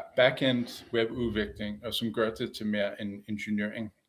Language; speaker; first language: Danish; non-native, fluent; English